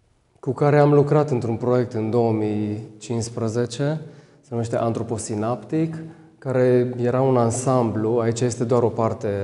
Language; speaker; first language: Romanian; native; Romanian